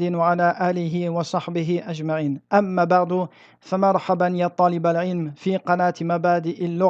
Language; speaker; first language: Arabic; non-native, fluent; French